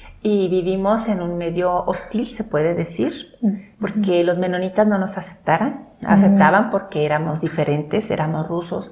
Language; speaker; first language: Spanish; non-native, local second language; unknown